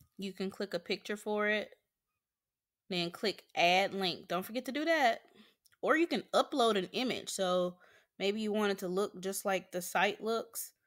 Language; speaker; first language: English; native; English